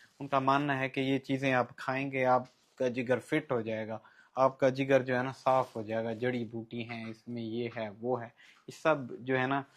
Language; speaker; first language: Urdu; non-native, local second language; Punjabi